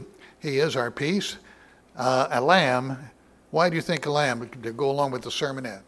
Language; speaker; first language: English; native; English